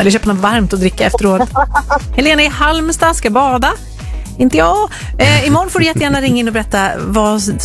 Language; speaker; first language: Swedish; native; Swedish